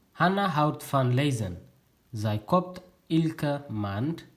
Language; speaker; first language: Dutch; non-native, fluent; Tigrinya